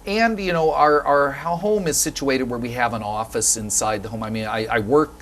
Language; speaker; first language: English; native; English